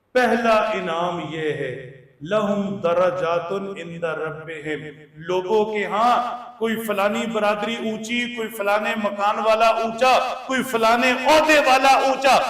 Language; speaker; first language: Urdu; non-native, local second language; Punjabi